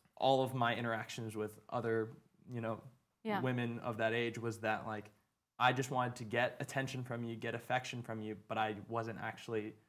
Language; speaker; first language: English; native; English